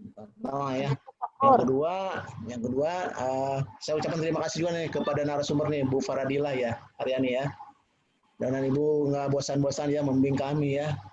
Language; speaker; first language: Indonesian; native; Indonesian